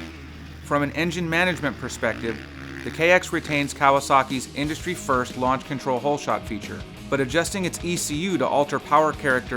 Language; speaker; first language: English; native; English